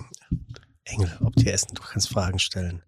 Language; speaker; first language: German; native; German